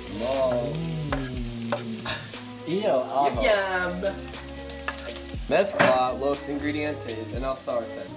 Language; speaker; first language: Spanish; non-native, learner; English